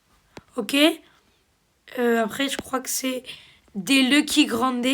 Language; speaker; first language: French; native; French